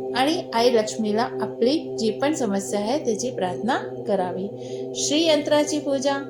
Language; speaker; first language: Marathi; non-native, local second language; Hindi